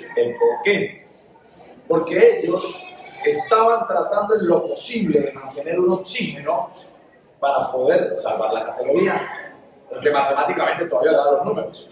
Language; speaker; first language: Spanish; native; Spanish